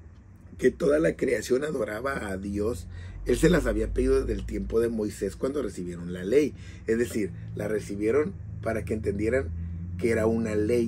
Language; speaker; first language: Spanish; native; Spanish